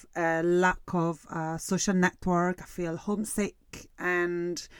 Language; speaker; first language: English; non-native, fluent; Italian